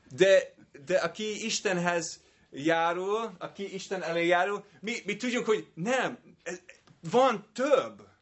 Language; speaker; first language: Hungarian; non-native, fluent; English